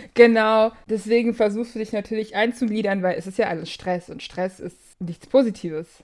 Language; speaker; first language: German; early bilingual, other home language; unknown